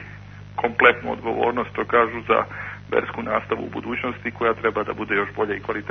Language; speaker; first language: Croatian; native; Croatian